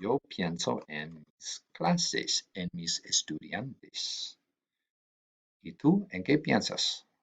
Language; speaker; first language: Spanish; non-native, fluent; English